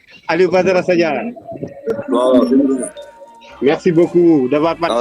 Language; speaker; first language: French; non-native, local second language; Wolof